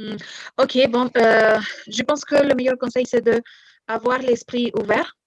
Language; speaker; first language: French; non-native, fluent; Spanish